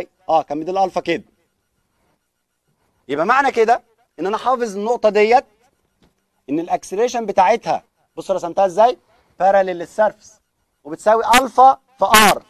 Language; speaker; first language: Arabic; native; Arabic